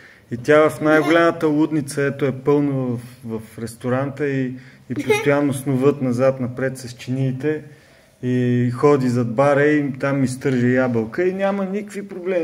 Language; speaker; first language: Bulgarian; native; Bulgarian